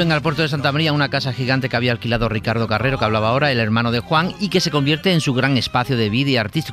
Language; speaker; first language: Spanish; native; Spanish